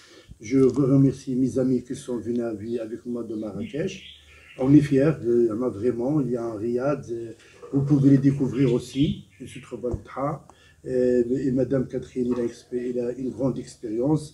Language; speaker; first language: French; non-native, local second language; Arabic